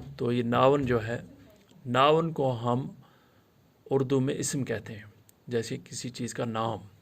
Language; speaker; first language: Urdu; non-native, local second language; Kashmiri